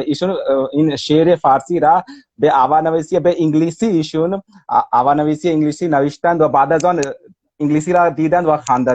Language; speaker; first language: Persian; non-native, fluent; Hindi